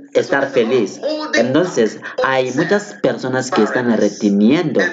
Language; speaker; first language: Spanish; non-native, fluent; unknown